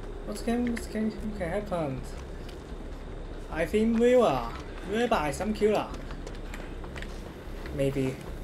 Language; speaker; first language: English; non-native, learner; Chinese